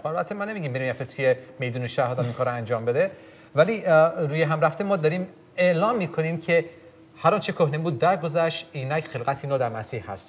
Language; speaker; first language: Persian; native; Persian